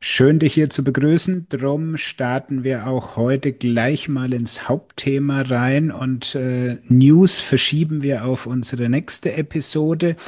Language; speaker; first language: German; native; German